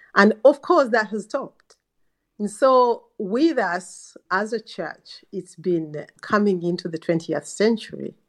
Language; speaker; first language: English; non-native, local second language; Ganda